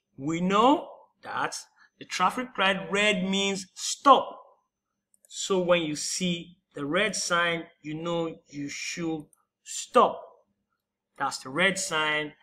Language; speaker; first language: English; non-native, local second language; Yoruba